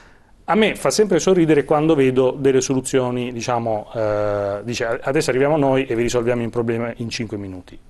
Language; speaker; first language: Italian; native; Italian